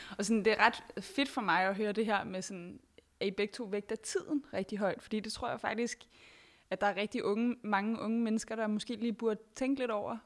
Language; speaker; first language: Danish; native; Danish